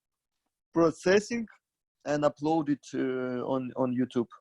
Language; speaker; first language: English; non-native, learner; Russian